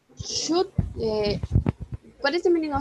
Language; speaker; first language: English; non-native, learner; Spanish